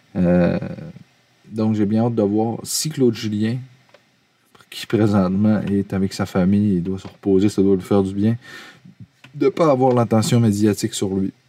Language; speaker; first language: French; native; French